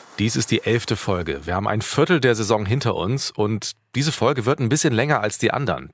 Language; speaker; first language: German; native; German